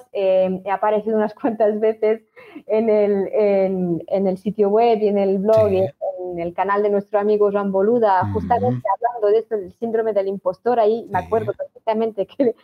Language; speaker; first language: Spanish; non-native, fluent; French